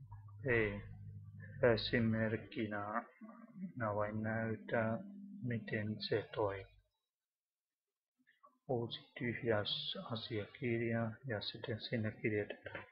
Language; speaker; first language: Finnish; non-native, learner; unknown